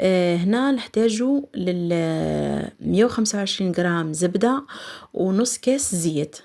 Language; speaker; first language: Arabic; native; Arabic